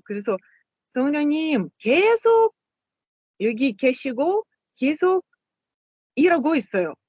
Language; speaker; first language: Korean; non-native, learner; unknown